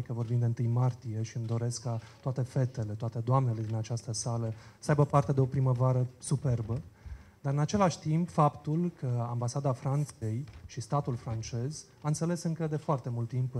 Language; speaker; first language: Romanian; native; Romanian